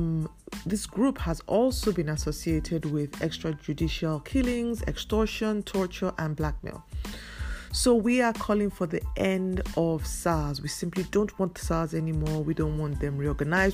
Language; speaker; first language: English; non-native, local second language; Yoruba